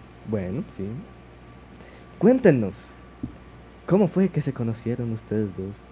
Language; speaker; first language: Spanish; native; Spanish